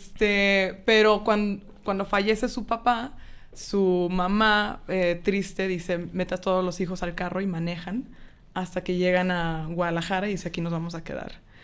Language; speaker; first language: Spanish; native; Spanish